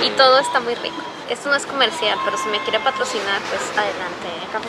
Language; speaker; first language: Spanish; native; Spanish